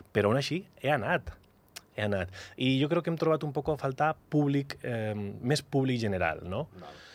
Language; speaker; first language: Catalan; non-native, local second language; Spanish